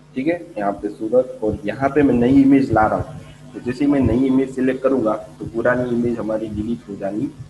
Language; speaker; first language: Hindi; non-native, local second language; Gujarati